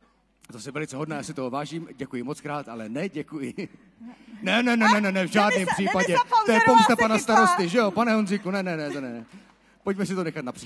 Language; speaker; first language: Czech; native; Czech